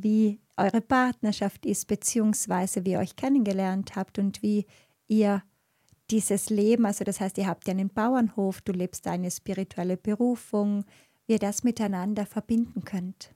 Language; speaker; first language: German; native; German